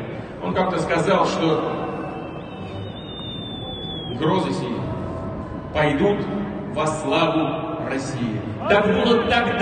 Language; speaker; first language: Russian; native; Russian